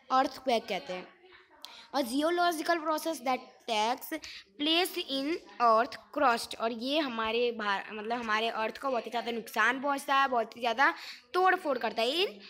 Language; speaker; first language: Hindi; non-native, local second language; Gujarati